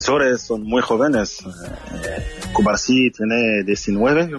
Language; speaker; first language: Spanish; non-native, fluent; French